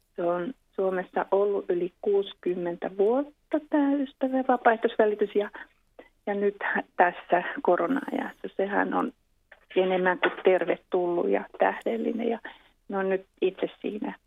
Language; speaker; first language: Finnish; native; Finnish